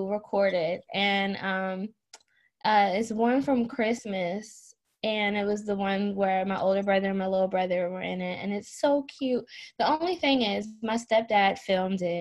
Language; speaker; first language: English; native; English